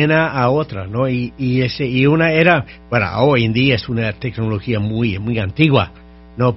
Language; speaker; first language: Spanish; non-native, fluent; English